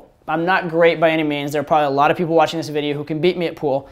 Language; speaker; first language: English; native; English